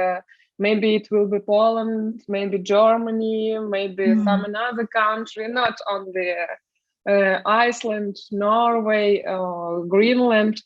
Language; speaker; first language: English; non-native, learner; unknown